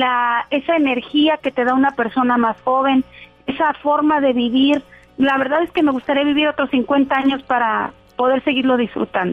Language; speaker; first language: Spanish; native; Spanish